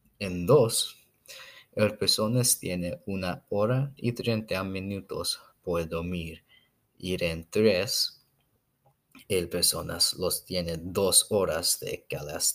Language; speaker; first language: Spanish; non-native, learner; English